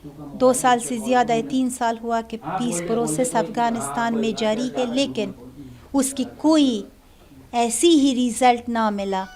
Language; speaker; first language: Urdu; non-native, learner; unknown